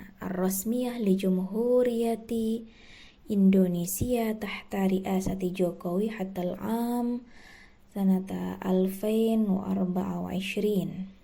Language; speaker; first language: Arabic; non-native, fluent; Indonesian